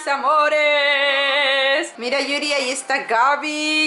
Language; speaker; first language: Spanish; native; Spanish